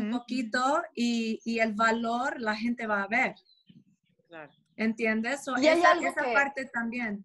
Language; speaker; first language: Spanish; non-native, fluent; English